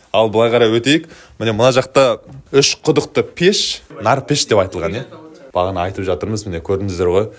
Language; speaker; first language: Kazakh; native; Kazakh